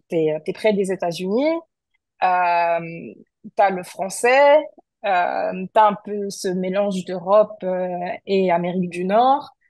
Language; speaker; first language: French; non-native, fluent; Portuguese